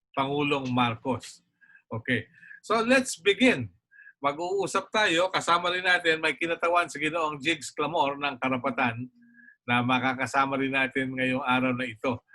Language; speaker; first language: Filipino; native; Filipino